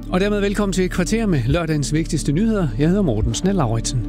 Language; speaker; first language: Danish; native; Danish